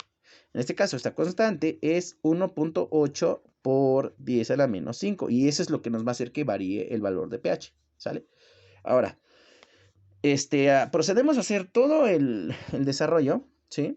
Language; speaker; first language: Spanish; native; Spanish